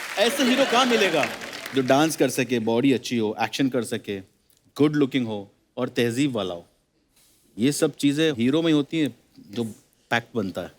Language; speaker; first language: Hindi; native; Hindi